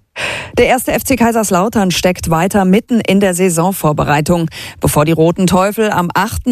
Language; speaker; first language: German; native; German